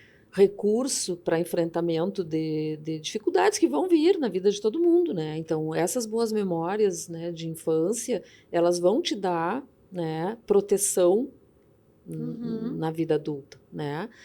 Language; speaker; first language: Portuguese; native; Portuguese